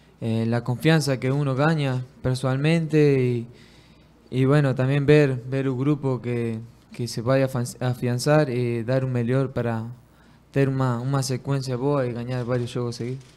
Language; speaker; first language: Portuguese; non-native, learner; Spanish